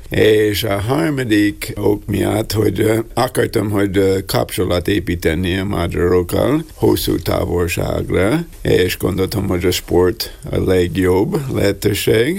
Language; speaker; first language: Hungarian; non-native, learner; English